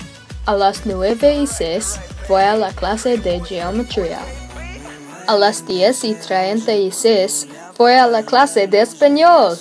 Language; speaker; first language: Spanish; non-native, learner; English